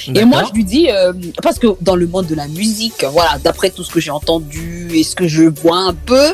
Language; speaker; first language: French; non-native, local second language; Malagasy